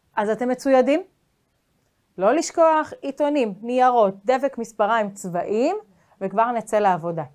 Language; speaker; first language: Hebrew; native; Hebrew